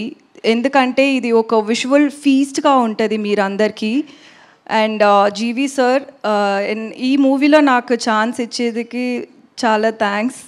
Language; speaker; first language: Telugu; non-native, learner; Tamil